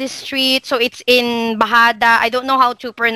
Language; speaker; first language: English; non-native, local second language; Hiligaynon